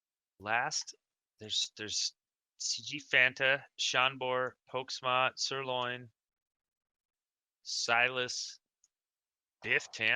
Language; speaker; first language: English; native; English